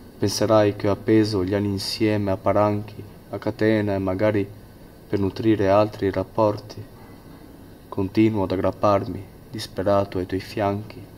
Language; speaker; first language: Italian; non-native, fluent; Albanian